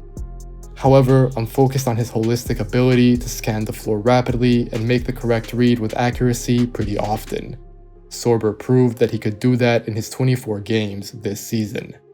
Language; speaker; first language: English; native; English